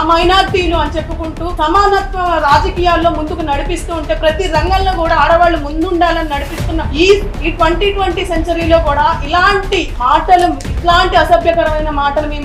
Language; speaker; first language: Telugu; native; Telugu